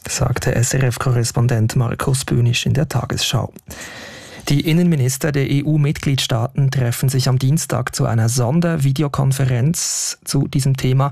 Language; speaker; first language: German; native; German